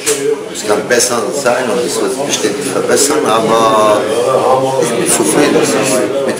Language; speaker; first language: German; non-native, learner; Croatian